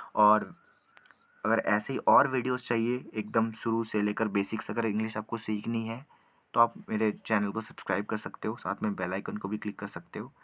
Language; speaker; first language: Hindi; native; Hindi